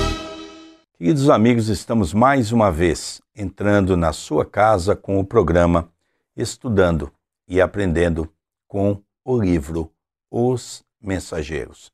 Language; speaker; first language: Portuguese; native; Portuguese